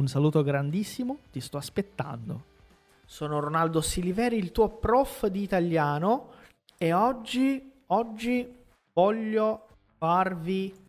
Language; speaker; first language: Italian; non-native, fluent; Portuguese